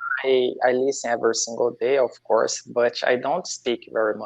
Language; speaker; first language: English; non-native, learner; Portuguese